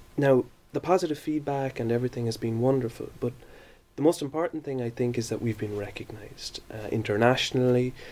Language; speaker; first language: English; native; English